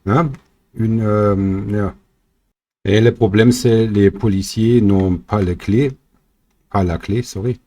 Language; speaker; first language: French; non-native, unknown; German